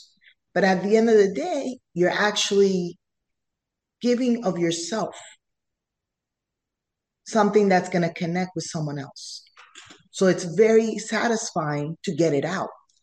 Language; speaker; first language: English; non-native, fluent; Spanish